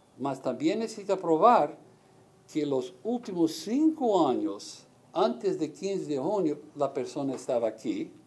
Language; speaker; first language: Spanish; early bilingual, heritage; Portuguese